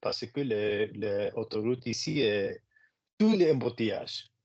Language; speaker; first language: French; non-native, learner; English